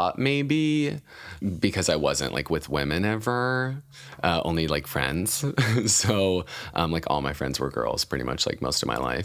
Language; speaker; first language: English; native; English